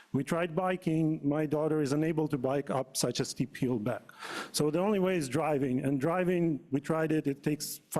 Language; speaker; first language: English; non-native, fluent; Ukrainian